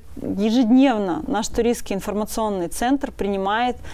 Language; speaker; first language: Russian; native; Russian